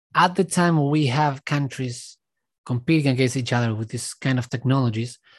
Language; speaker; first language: English; non-native, fluent; Spanish